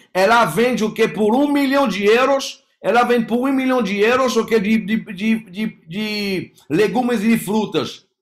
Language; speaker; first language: Portuguese; non-native, fluent; French